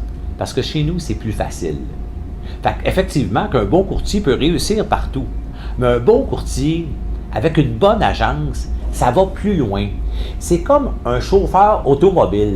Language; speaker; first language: French; native; French